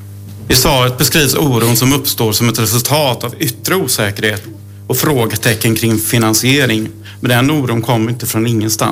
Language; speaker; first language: Swedish; native; Swedish